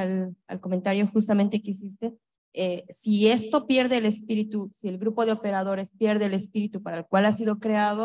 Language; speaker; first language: Spanish; native; Spanish